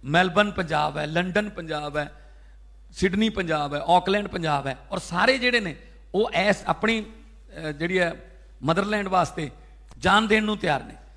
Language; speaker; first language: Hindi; non-native, local second language; Punjabi